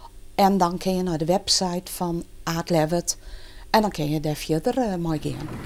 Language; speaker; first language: Dutch; non-native, local second language; Western Frisian